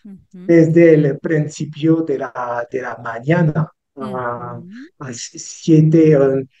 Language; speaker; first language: Spanish; non-native, learner; French